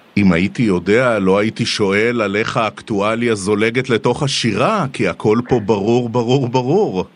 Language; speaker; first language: Hebrew; native; Hebrew